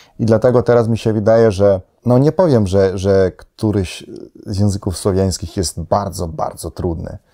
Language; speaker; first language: Polish; non-native, fluent; Slovenian